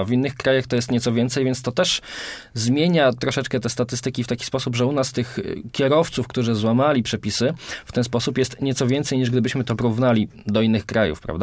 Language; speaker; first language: Polish; native; Polish